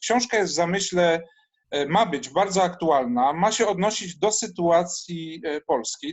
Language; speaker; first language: Polish; native; Polish